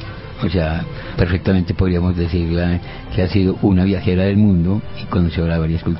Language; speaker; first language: Spanish; native; Spanish